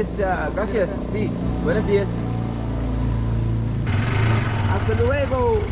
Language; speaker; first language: Spanish; non-native, learner; English